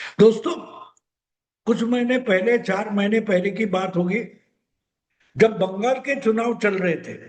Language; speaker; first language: Hindi; non-native, local second language; Marathi